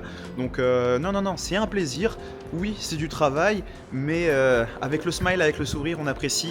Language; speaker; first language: French; native; French